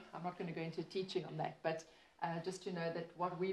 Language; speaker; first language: English; native; English